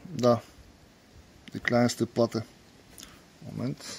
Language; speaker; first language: German; non-native, learner; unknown